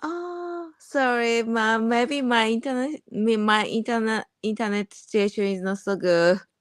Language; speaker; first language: English; non-native, learner; Japanese